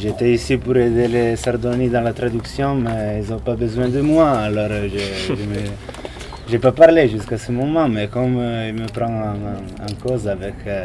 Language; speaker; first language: French; non-native, fluent; Italian